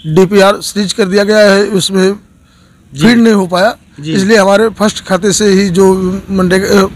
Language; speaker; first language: Hindi; native; Hindi